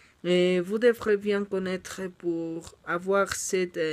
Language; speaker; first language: French; non-native, learner; Spanish